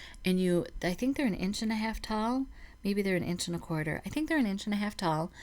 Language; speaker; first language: English; native; English